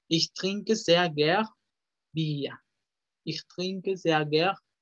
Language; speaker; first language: German; non-native, fluent; Spanish